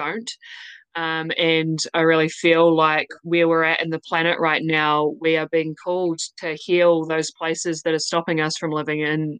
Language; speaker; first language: English; native; English